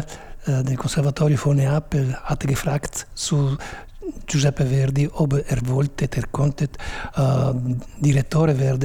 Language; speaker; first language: German; non-native, fluent; Italian